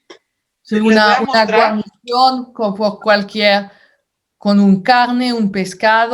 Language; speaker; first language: Spanish; non-native, fluent; French